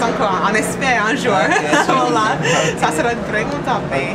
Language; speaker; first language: French; non-native, fluent; English